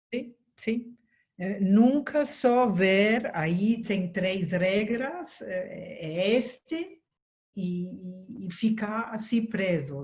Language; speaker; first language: Portuguese; non-native, fluent; German